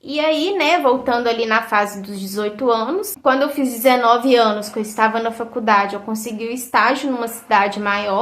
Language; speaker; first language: Portuguese; native; Portuguese